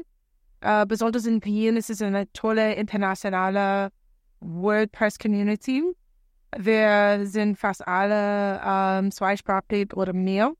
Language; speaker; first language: German; non-native, learner; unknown